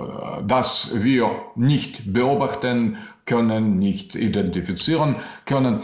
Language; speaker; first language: German; non-native, learner; Russian